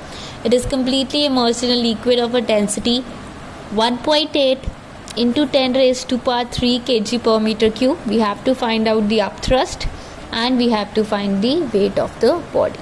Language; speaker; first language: English; non-native, local second language; Hindi